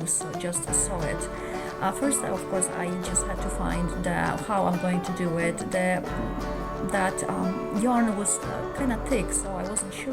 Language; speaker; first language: English; non-native, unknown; Polish